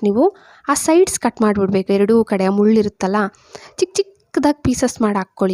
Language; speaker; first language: Kannada; native; Kannada